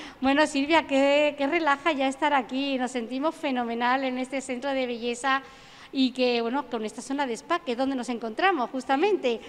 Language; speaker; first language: Spanish; native; Spanish